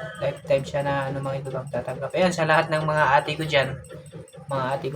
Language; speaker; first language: Filipino; native; Filipino